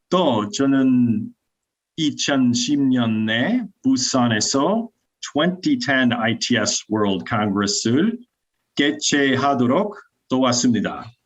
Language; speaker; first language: Korean; non-native, learner; English